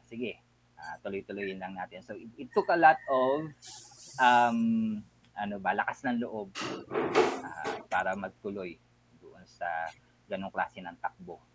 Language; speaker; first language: Filipino; native; Filipino